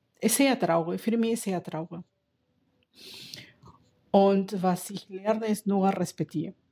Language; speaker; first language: German; non-native, learner; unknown